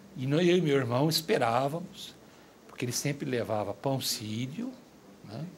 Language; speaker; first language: Portuguese; native; Portuguese